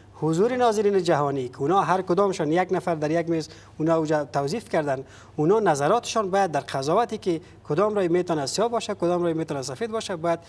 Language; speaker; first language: Persian; native; Persian